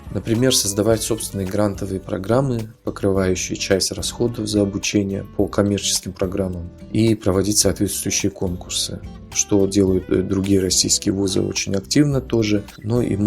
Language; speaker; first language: Russian; non-native, local second language; Yakut